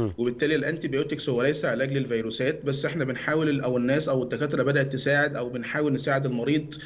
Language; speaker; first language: Egyptian Arabic; native; Egyptian Arabic